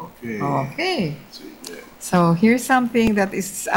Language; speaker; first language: English; non-native, local second language; Filipino